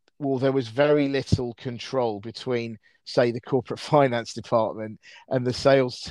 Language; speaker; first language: English; native; English